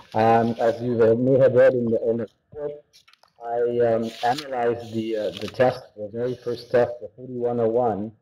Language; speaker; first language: English; non-native, fluent; French